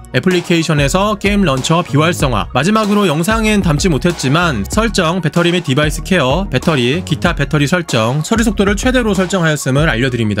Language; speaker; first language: Korean; native; Korean